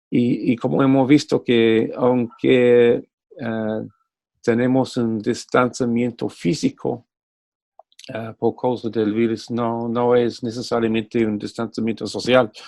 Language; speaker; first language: Spanish; non-native, fluent; English